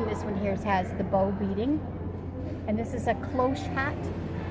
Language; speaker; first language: English; native; English